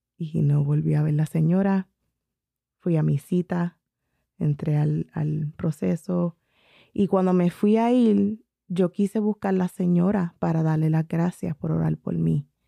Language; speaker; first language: Spanish; early bilingual, heritage; Spanish